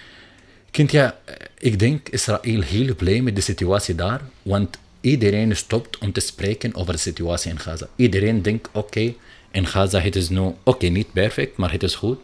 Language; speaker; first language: Dutch; non-native, learner; Arabic